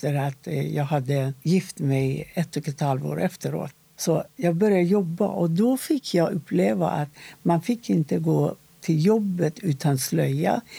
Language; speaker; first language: Swedish; non-native, fluent; Persian